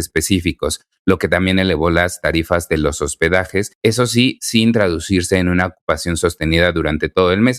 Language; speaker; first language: Spanish; native; Spanish